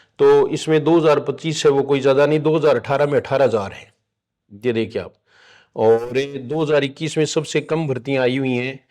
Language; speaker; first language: Hindi; native; Hindi